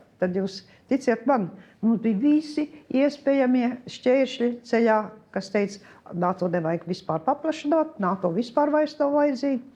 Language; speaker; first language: Latvian; early bilingual, heritage; Latvian